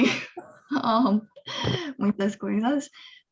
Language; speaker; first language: Portuguese; non-native, fluent; Korean